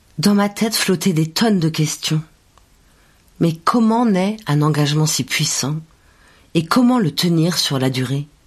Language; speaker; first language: French; native; French